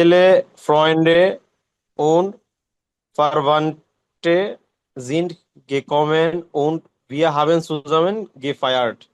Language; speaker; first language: German; non-native, learner; Bangla